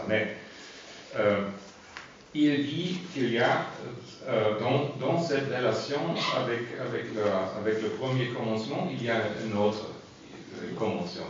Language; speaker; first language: French; non-native, fluent; German